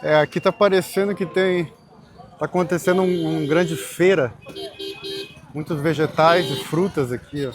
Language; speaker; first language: Portuguese; native; Portuguese